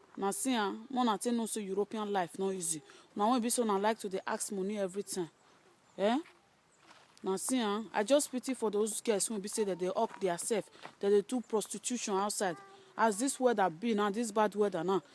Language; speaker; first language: Nigerian Pidgin; native; Nigerian Pidgin